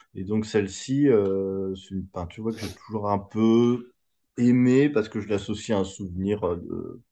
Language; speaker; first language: French; native; French